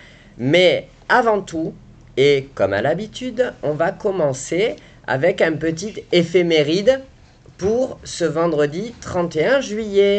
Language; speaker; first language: French; native; French